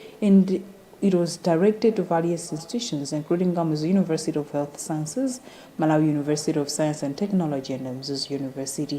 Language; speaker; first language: English; non-native, local second language; Nyanja